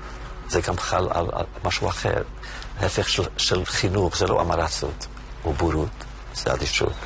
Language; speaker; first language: Hebrew; non-native, fluent; Yiddish